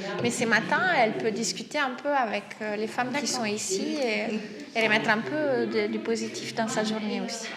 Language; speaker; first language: French; native; French